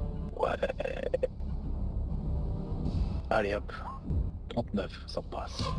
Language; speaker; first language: French; native; French